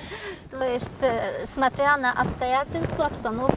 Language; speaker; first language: Russian; non-native, local second language; Tajik